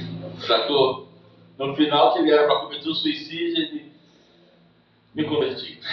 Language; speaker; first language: Portuguese; native; Portuguese